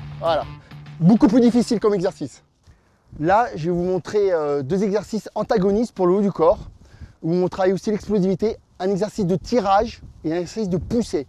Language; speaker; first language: French; native; French